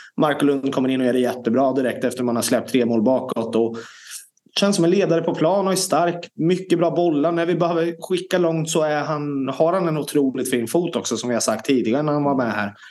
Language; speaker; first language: Swedish; native; Swedish